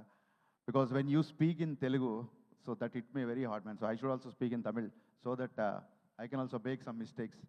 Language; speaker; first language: Tamil; non-native, learner; Telugu